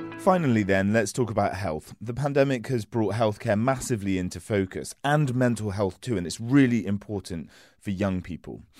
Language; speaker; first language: English; native; English